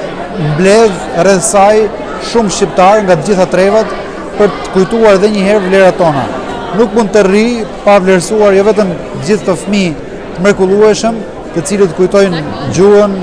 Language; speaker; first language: Albanian; native; Albanian